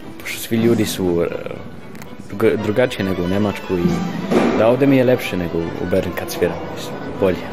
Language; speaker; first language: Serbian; early bilingual, heritage; Serbian